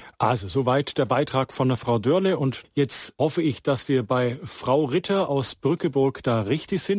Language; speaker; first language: German; native; German